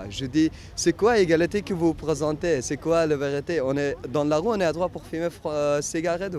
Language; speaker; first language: French; non-native, learner; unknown